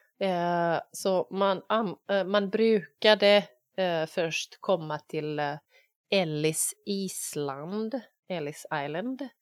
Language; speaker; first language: Swedish; non-native, fluent; Bosnian